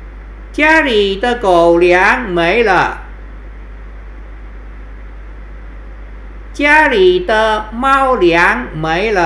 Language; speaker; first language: Chinese; non-native, fluent; Thai